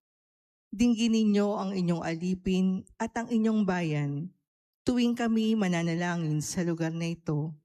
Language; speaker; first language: Filipino; native; Filipino